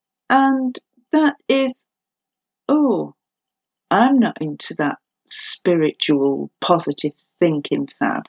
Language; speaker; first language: English; native; English